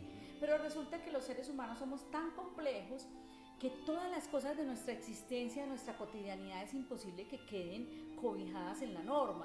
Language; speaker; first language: Spanish; native; Spanish